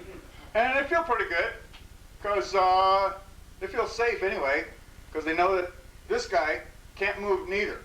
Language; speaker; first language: English; native; English